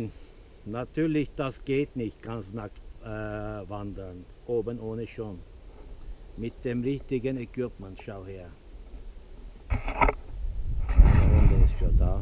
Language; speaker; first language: German; non-native, fluent; Turkish